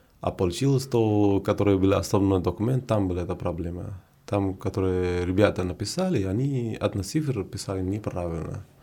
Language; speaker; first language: Russian; non-native, fluent; Hindi